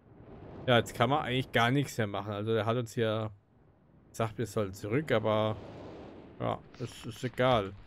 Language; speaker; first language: German; native; German